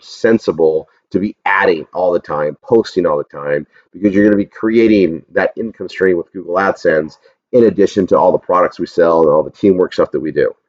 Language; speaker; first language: English; native; English